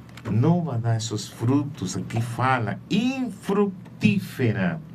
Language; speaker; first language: Spanish; non-native, learner; Portuguese